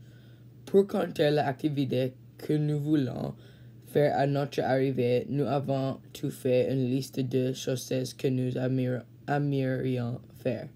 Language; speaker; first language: French; non-native, learner; English